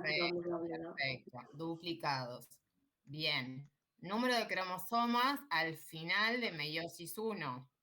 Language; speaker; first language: Spanish; native; Spanish